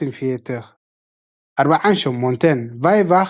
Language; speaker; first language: Dutch; non-native, fluent; Tigrinya